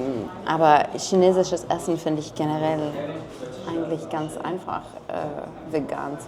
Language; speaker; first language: German; non-native, fluent; French